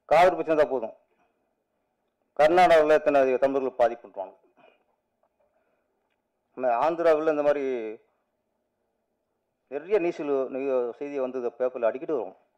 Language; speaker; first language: Tamil; native; Tamil